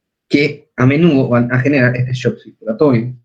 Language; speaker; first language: Spanish; native; Spanish